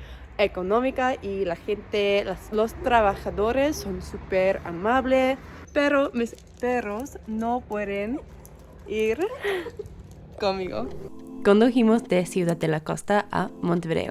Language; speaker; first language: Spanish; non-native, learner; English